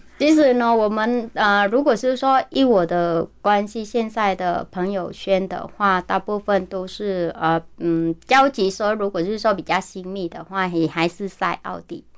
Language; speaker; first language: Chinese; non-native, fluent; Vietnamese